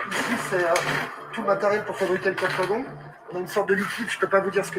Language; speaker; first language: French; native; French